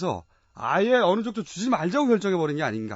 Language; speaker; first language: Korean; native; Korean